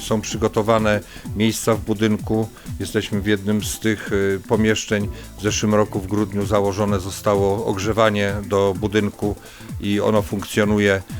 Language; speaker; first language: Polish; native; Polish